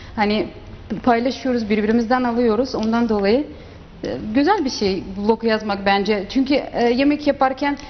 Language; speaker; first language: Turkish; non-native, fluent; Uzbek